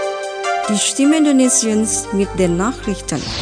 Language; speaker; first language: German; non-native, fluent; Indonesian